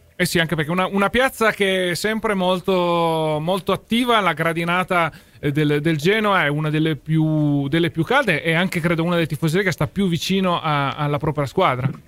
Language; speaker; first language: Italian; native; Italian